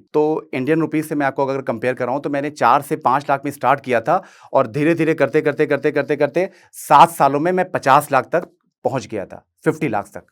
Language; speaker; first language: Hindi; native; Hindi